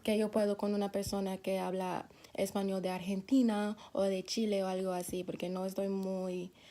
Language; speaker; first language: Spanish; non-native, fluent; English